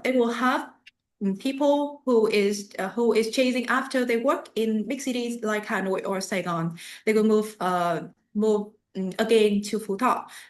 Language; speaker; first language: English; non-native, fluent; Vietnamese